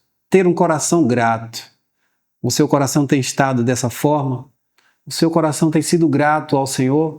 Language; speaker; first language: Portuguese; native; Portuguese